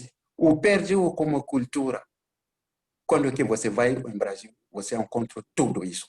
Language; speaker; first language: Portuguese; non-native, learner; Bambara